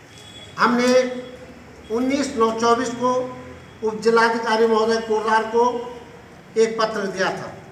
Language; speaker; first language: Hindi; native; Hindi